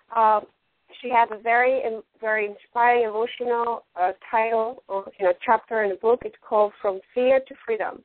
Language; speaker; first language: English; non-native, fluent; Spanish